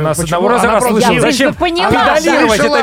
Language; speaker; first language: Russian; native; Russian